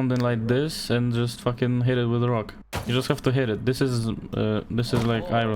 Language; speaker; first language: English; non-native, fluent; Polish